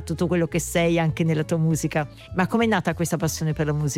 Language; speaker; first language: Italian; native; Italian